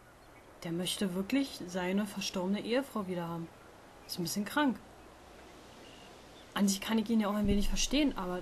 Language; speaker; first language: German; native; German